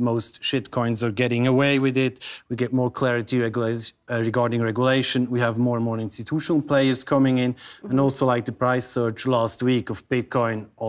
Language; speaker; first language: English; non-native, fluent; German